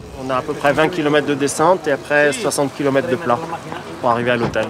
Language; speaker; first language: French; native; French